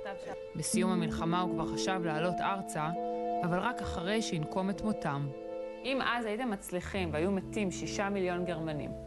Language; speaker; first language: Hebrew; native; Hebrew